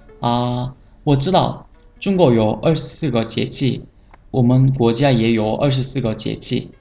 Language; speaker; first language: Chinese; non-native, fluent; Korean